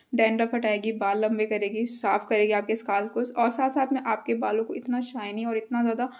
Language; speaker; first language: Hindi; native; Hindi